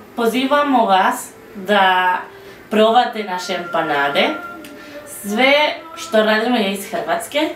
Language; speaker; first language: Croatian; non-native, learner; Spanish